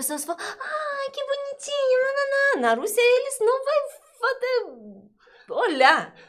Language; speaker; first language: Portuguese; non-native, learner; Russian